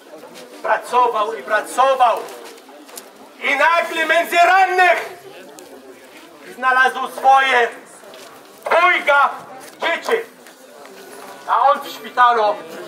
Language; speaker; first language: Polish; non-native, fluent; Arabic